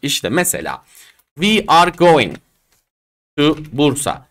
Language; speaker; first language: English; non-native, fluent; Turkish